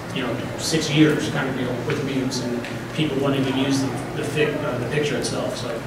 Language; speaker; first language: English; native; English